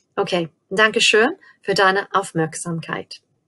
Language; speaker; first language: German; non-native, fluent; English